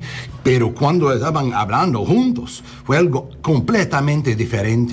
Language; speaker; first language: Spanish; non-native, learner; English